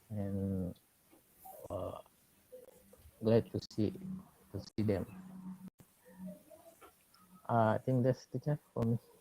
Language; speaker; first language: English; non-native, learner; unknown